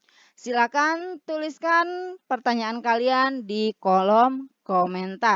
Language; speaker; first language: Indonesian; native; Indonesian